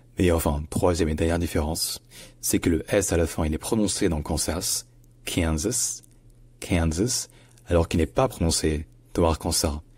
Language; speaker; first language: French; native; French